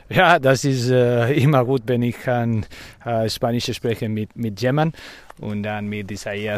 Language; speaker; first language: German; non-native, learner; Spanish